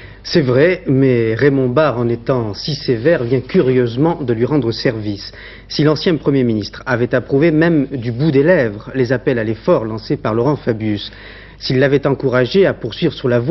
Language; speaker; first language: French; native; French